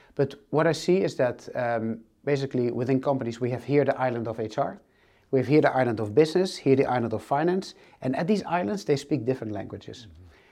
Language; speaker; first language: English; non-native, fluent; Dutch